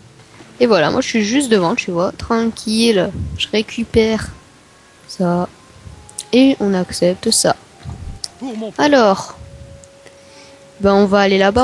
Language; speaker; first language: French; native; French